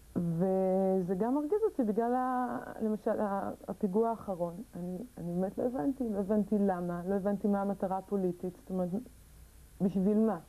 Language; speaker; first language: Hebrew; native; Hebrew